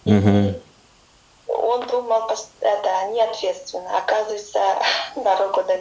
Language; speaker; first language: Russian; non-native, learner; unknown